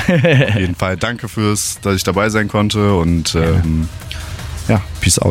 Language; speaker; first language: German; native; German